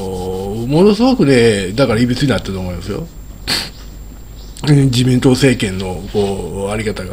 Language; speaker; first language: Japanese; native; Japanese